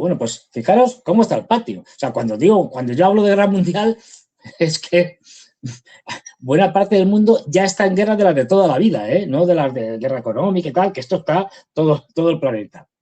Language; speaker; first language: Spanish; native; Spanish